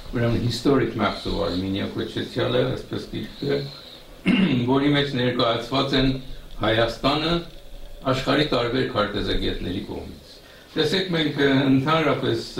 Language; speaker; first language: Armenian; early bilingual, heritage; Armenian